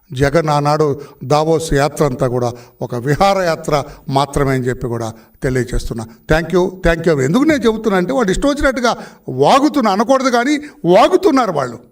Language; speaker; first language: Telugu; native; Telugu